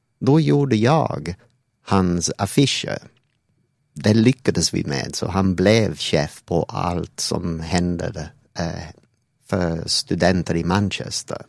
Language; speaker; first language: Swedish; non-native, fluent; English